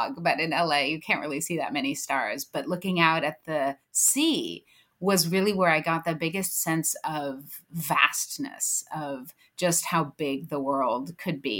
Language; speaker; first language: English; native; English